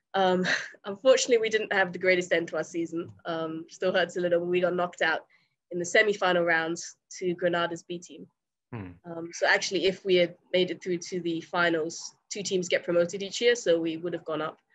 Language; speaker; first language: English; native; English